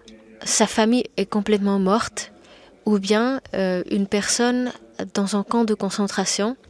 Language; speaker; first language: French; non-native, fluent; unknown